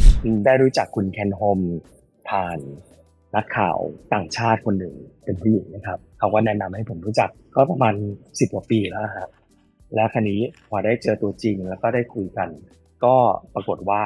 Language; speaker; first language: Thai; native; Thai